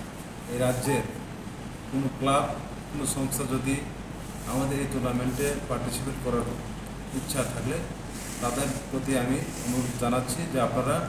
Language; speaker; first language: Bangla; non-native, local second language; Kok Borok